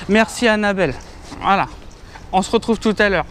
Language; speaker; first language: French; native; French